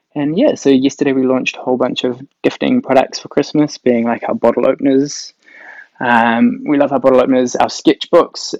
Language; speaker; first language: English; native; English